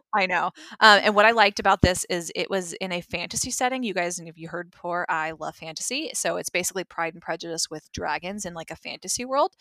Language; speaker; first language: English; native; English